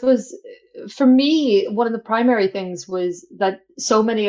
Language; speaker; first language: English; native; English